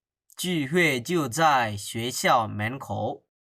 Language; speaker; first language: Chinese; non-native, fluent; Bangla